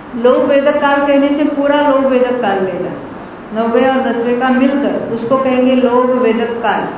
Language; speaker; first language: Hindi; non-native, local second language; Gujarati